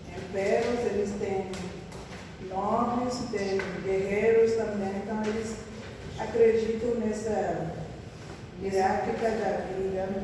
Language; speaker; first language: Portuguese; non-native, learner; Spanish